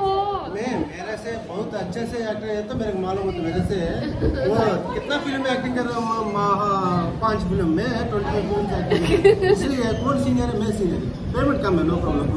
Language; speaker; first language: Hindi; non-native, local second language; Telugu